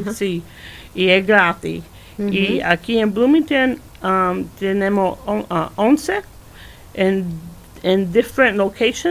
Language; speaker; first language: Spanish; early bilingual, heritage; Spanish